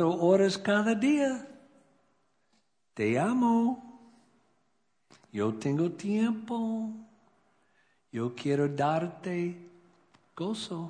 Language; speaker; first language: Spanish; non-native, learner; English